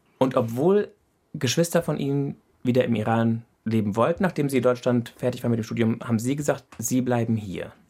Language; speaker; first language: German; native; German